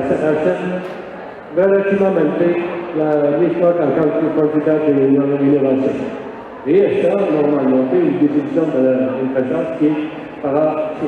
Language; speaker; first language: Spanish; non-native, learner; French